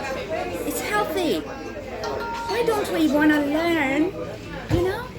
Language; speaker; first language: English; non-native, fluent; Italian